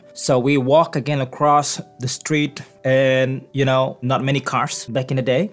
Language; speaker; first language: English; non-native, fluent; Indonesian